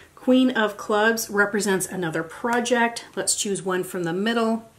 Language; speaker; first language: English; native; English